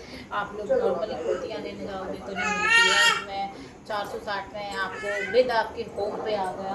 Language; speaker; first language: Hindi; native; Hindi